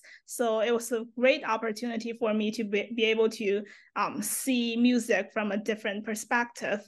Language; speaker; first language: English; non-native, fluent; Chinese